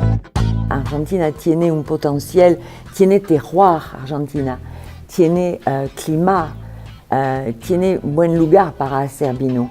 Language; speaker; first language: Spanish; non-native, fluent; French